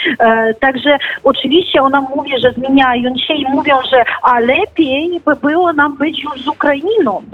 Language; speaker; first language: Polish; non-native, fluent; Ukrainian